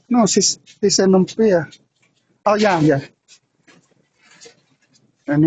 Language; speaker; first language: English; non-native, learner; Khmer